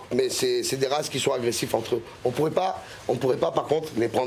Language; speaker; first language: French; native; French